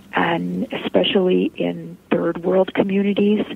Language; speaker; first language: English; early bilingual, heritage; Polish